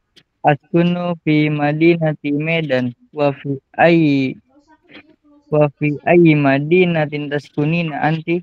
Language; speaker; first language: Arabic; non-native, learner; Malay